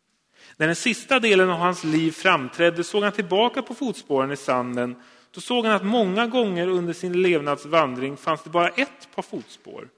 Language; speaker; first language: Swedish; native; Swedish